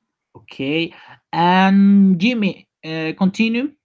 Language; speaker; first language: English; non-native, learner; Spanish